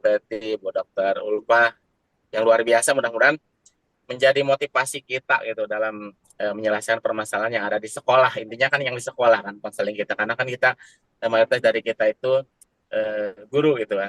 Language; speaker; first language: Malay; non-native, local second language; Sundanese